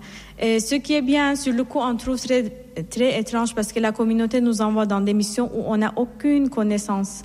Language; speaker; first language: French; non-native, fluent; Assyrian Neo-Aramaic